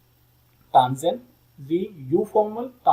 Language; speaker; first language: German; non-native, learner; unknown